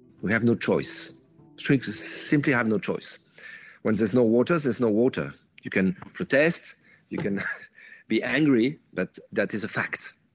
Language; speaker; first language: English; non-native, fluent; French